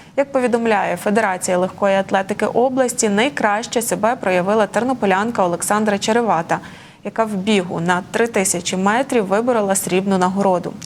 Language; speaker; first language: Ukrainian; native; Ukrainian